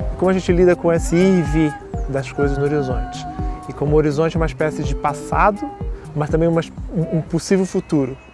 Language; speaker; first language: Portuguese; native; Portuguese